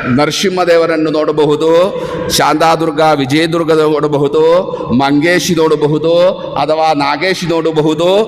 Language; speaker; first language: Kannada; non-native, local second language; Konkani